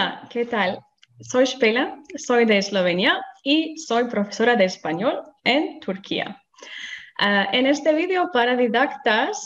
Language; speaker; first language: Spanish; non-native, fluent; Slovenian